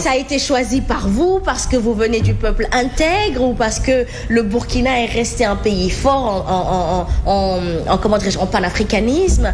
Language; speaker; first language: French; non-native, local second language; Wolof